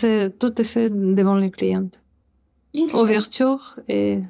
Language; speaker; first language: French; non-native, learner; Russian